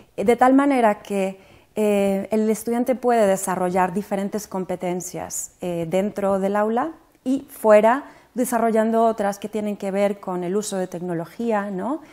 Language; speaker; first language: Spanish; native; Spanish